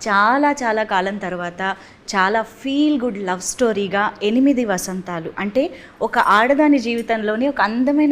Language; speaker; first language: Telugu; native; Telugu